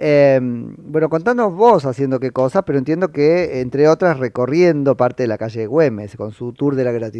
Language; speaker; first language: Spanish; native; Spanish